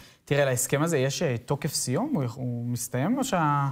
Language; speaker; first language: Hebrew; native; Hebrew